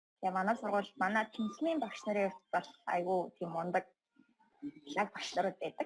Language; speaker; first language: Mongolian; native; Mongolian